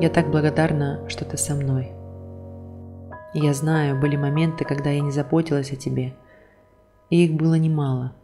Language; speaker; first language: Russian; native; Russian